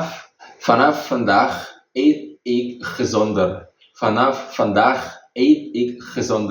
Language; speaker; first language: Dutch; non-native, fluent; Indonesian